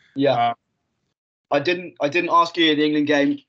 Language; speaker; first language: English; native; English